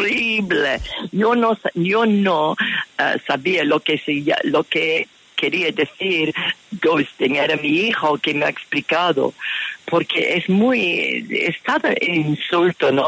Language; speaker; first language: Spanish; non-native, fluent; English